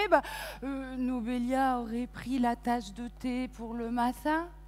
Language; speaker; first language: French; native; French